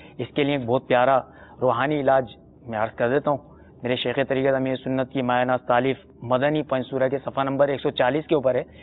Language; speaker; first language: Urdu; native; Urdu